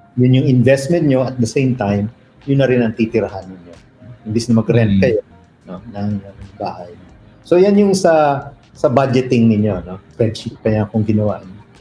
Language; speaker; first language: Filipino; non-native, local second language; Iloko